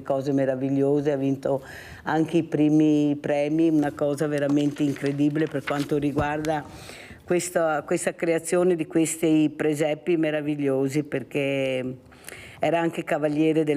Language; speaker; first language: Italian; native; Italian